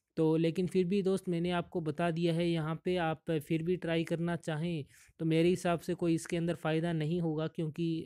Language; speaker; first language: Hindi; native; Hindi